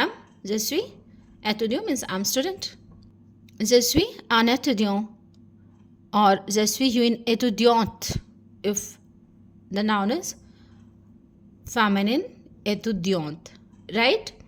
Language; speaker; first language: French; non-native, fluent; Hindi